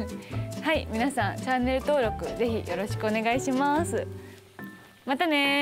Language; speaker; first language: Japanese; native; Japanese